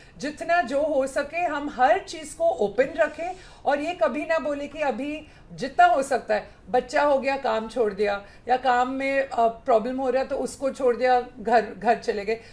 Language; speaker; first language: Hindi; non-native, local second language; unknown